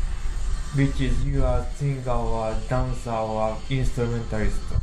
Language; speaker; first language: English; non-native, learner; Japanese